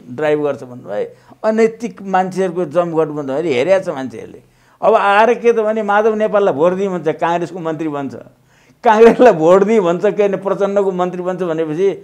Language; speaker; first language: Nepali; native; Nepali